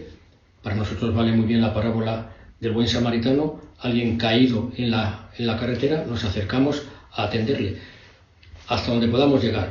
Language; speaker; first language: Spanish; native; Spanish